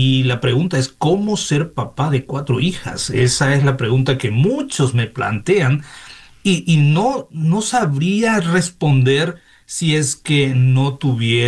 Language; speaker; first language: Spanish; native; Spanish